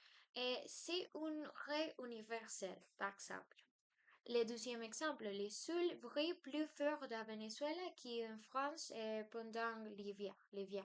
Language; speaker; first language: French; non-native, learner; Spanish